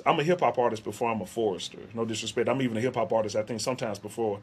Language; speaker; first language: English; native; English